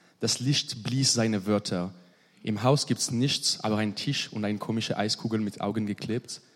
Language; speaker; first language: German; non-native, learner; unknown